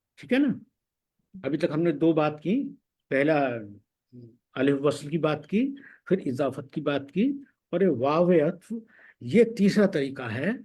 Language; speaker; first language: Hindi; native; Hindi